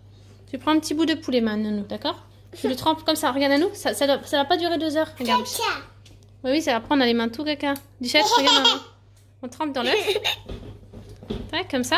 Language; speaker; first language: French; native; French